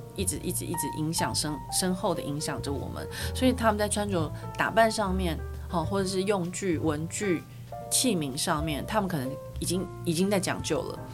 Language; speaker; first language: Chinese; native; Chinese